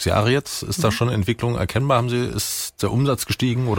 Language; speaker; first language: German; native; German